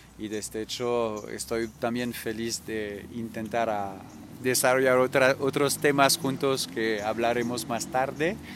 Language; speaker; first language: Spanish; non-native, fluent; French